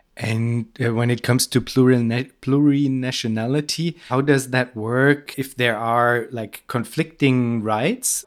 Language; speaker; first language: English; non-native, fluent; German